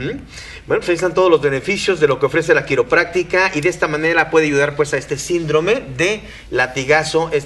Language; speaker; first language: Spanish; native; Spanish